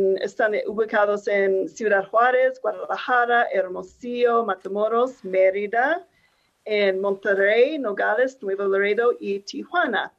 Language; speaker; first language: Spanish; non-native, fluent; English